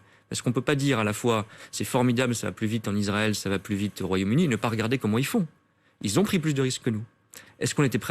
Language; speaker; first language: French; native; French